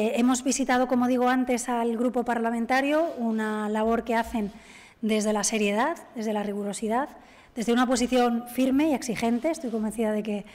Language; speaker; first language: Spanish; native; Spanish